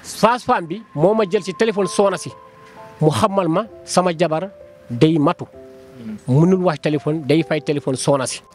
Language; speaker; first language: Wolof; non-native, local second language; Fula